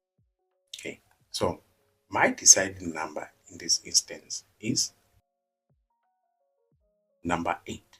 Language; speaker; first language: English; non-native, local second language; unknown